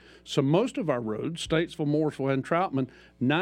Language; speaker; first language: English; native; English